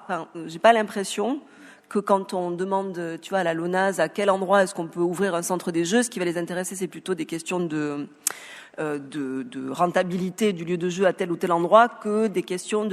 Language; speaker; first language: French; native; French